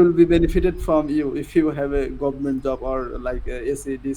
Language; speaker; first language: English; non-native, learner; Bangla